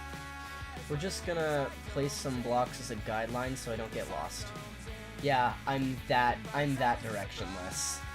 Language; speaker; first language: English; native; English